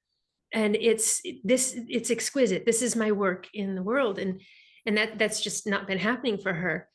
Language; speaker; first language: English; native; English